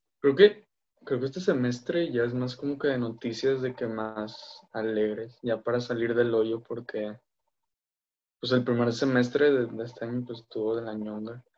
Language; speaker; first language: Spanish; native; Spanish